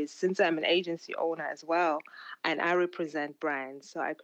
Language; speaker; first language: English; non-native, local second language; Ganda